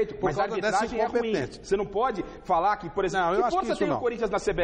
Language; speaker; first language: Portuguese; native; Portuguese